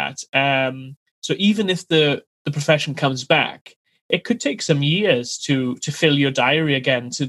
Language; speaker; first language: English; native; English